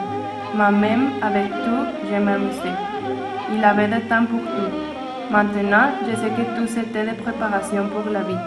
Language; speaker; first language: French; non-native, learner; Spanish